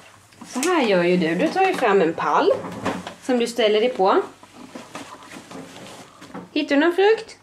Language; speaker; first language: Swedish; native; Swedish